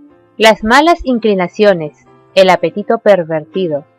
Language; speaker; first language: Spanish; native; Spanish